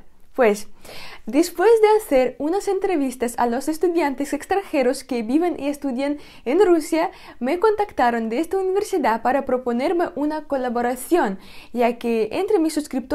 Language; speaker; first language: Spanish; non-native, fluent; Russian